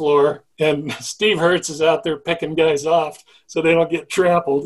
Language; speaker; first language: English; native; English